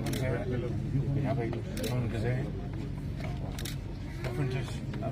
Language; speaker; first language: German; non-native, learner; Urdu